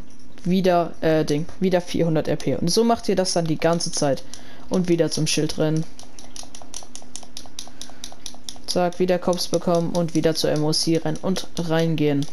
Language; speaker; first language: German; native; German